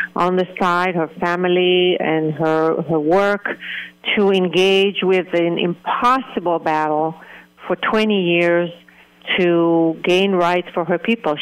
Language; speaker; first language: English; early bilingual, other home language; Hebrew